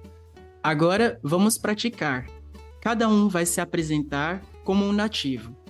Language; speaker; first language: Portuguese; non-native, fluent; French